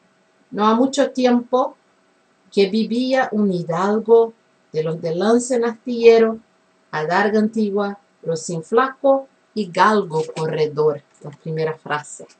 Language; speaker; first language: Spanish; non-native, fluent; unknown